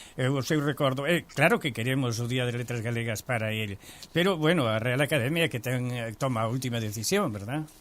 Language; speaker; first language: Galician; early bilingual, heritage; Galician